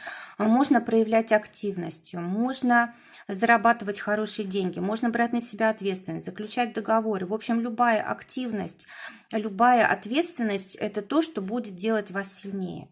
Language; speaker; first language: Russian; native; Russian